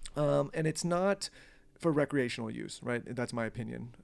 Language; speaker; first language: English; native; English